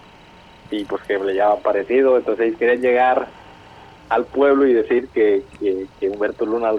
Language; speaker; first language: Spanish; native; Spanish